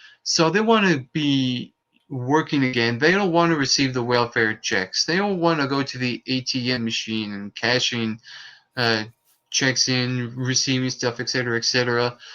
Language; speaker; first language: English; native; English